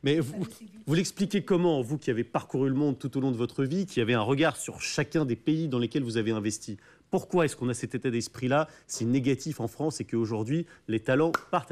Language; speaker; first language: French; non-native, fluent; English